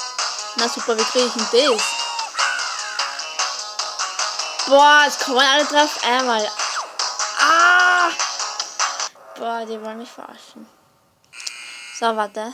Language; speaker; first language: German; native; German